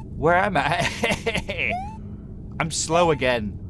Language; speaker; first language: English; native; English